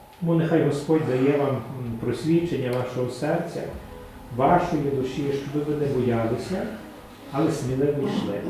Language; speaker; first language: Ukrainian; native; Ukrainian